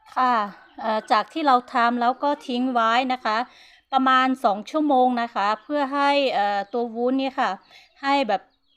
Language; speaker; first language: Thai; non-native, local second language; Hmong